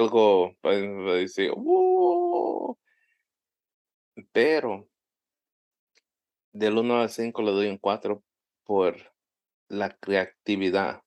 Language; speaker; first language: Spanish; early bilingual, heritage; Spanish